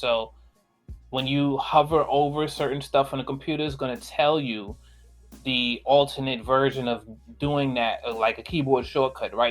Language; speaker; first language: English; native; English